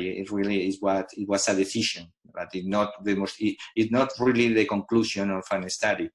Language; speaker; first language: English; non-native, fluent; Spanish